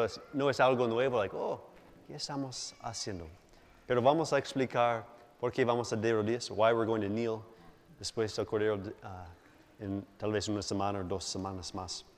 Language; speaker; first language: Spanish; non-native, fluent; English